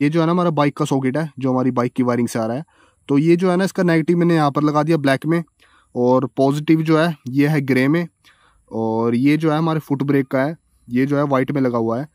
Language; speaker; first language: Hindi; native; Hindi